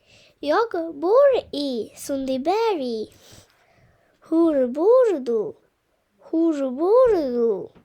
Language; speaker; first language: Swedish; non-native, fluent; Bangla